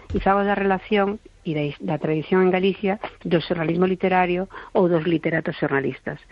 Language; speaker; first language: Galician; non-native, local second language; Spanish